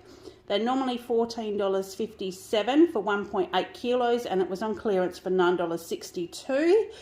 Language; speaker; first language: English; native; English